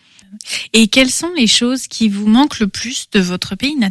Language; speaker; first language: French; native; French